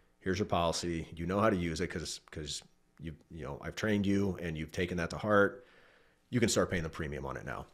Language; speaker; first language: English; native; English